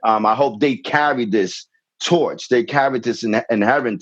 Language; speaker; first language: English; native; English